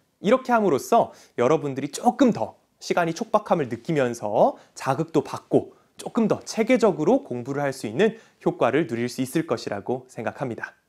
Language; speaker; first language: Korean; native; Korean